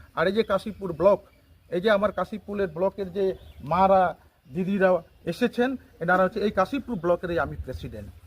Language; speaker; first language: Bangla; non-native, local second language; Santali